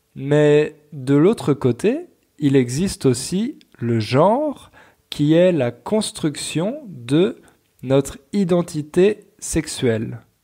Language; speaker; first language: French; native; French